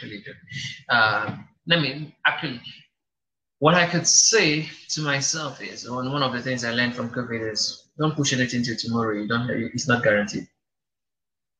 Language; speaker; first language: English; non-native, local second language; Igbo